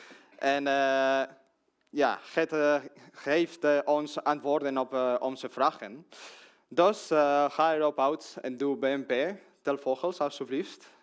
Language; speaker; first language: Dutch; non-native, learner; Spanish